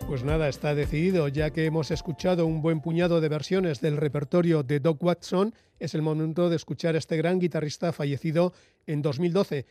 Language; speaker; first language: Spanish; native; Spanish